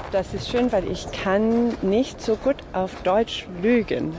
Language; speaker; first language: German; non-native, fluent; English